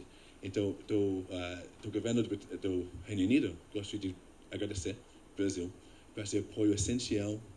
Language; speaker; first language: Portuguese; non-native, fluent; English